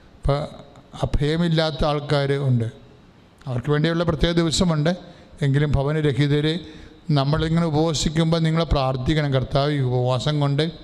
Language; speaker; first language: Malayalam; native; Malayalam